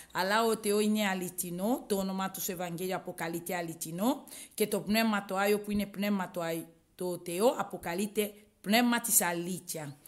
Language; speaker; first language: Greek; non-native, learner; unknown